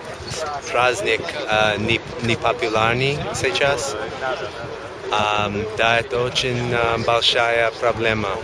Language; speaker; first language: Russian; non-native, learner; English